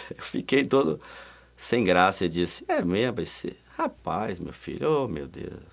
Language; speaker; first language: Portuguese; native; Portuguese